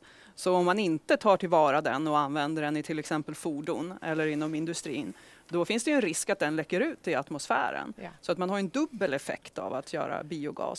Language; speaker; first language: Swedish; native; Swedish